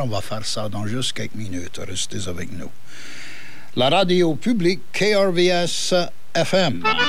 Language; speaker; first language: French; native; French